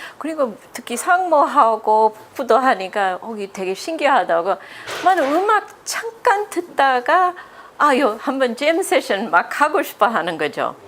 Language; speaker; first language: Korean; non-native, fluent; English